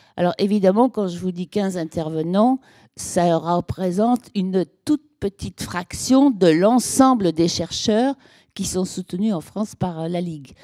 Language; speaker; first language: French; native; French